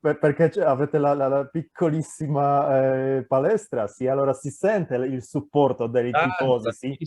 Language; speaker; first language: Italian; non-native, fluent; Polish